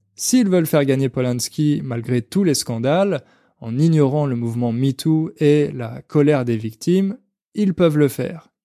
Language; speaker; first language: French; native; French